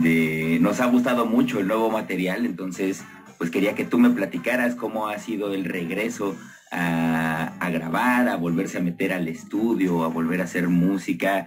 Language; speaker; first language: Spanish; native; Spanish